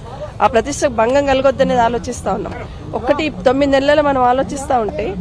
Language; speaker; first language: Telugu; native; Telugu